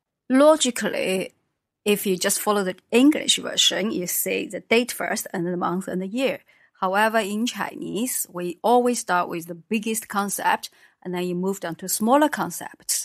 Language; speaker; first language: English; non-native, fluent; Chinese